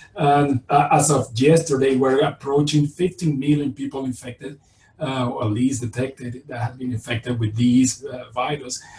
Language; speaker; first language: English; non-native, fluent; Spanish